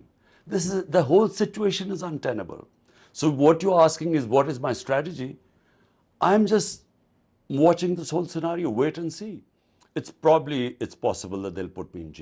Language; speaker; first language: English; non-native, local second language; Urdu